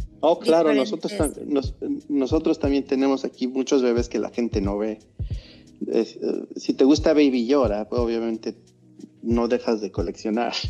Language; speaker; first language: Spanish; non-native, fluent; English